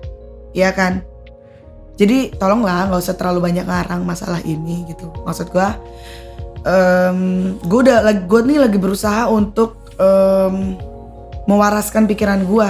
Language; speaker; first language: Indonesian; native; Indonesian